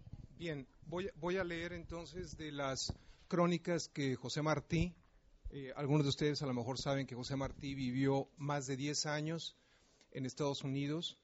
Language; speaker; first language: Spanish; native; Spanish